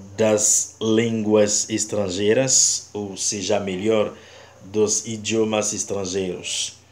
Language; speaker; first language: Portuguese; non-native, learner; Haitian Creole